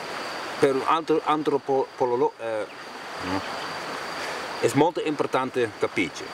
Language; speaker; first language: Italian; non-native, learner; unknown